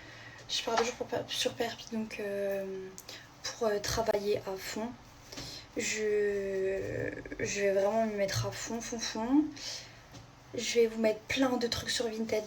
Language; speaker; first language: French; native; French